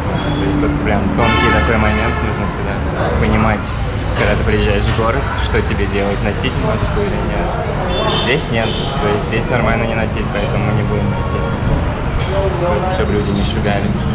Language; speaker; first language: Russian; native; Russian